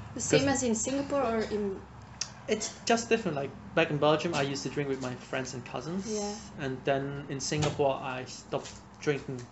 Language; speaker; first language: English; non-native, fluent; Vietnamese